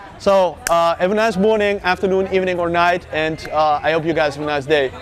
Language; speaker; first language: English; non-native, fluent; Dutch